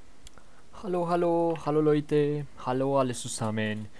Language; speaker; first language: German; non-native, learner; Spanish